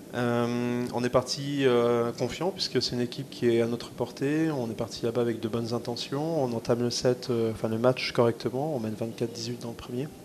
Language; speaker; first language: French; native; French